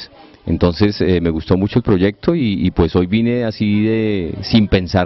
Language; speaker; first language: Spanish; native; Spanish